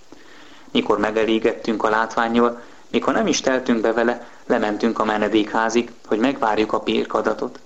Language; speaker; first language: Hungarian; native; Hungarian